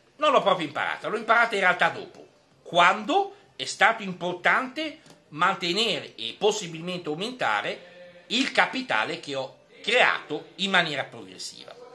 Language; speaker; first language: Italian; non-native, fluent; French